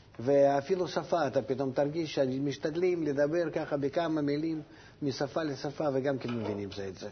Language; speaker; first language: Hebrew; non-native, fluent; Russian